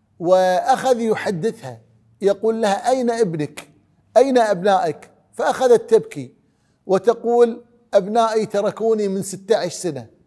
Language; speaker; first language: Arabic; native; Arabic